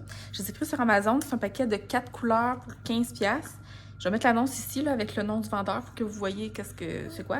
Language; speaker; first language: French; native; French